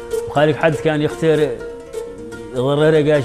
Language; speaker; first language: Arabic; native; Arabic